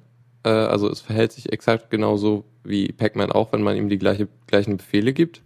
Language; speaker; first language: German; native; German